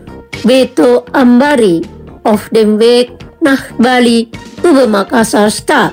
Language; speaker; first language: German; non-native, fluent; Indonesian